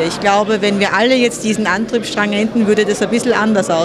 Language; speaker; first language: German; early bilingual, other home language; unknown